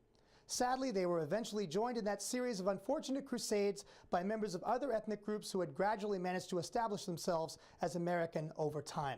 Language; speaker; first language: English; native; English